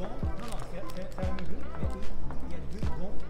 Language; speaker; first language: French; non-native, learner; Japanese